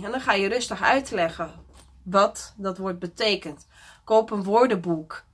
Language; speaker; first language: Dutch; non-native, fluent; Portuguese